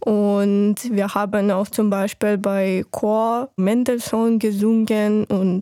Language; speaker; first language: German; non-native, fluent; Ukrainian